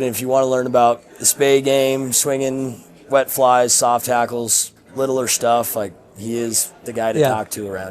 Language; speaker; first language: English; native; English